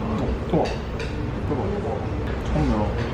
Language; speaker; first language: Korean; non-native, learner; English